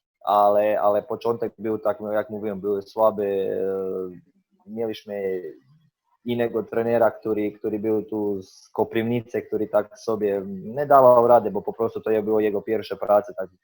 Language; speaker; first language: Polish; non-native, fluent; Croatian